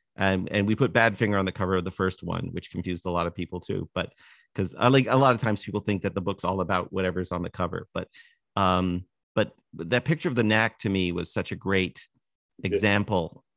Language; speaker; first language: English; native; English